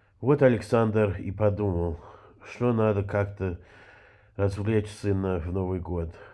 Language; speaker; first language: Russian; early bilingual, heritage; Russian